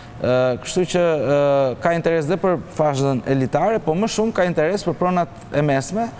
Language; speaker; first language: Albanian; native; Albanian